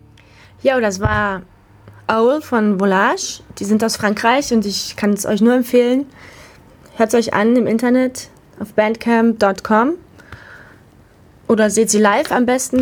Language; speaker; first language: German; native; German